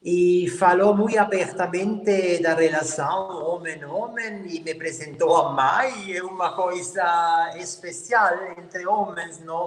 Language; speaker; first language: Portuguese; non-native, learner; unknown